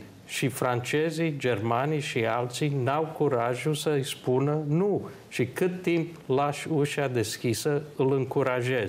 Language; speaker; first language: Romanian; early bilingual, heritage; Romanian